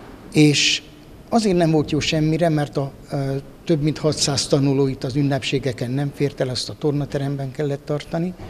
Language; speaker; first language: Hungarian; native; Hungarian